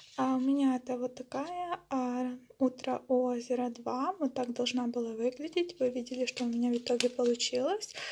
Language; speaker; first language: Russian; non-native, local second language; Ukrainian